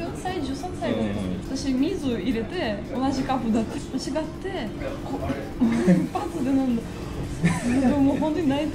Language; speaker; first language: Japanese; non-native, fluent; Russian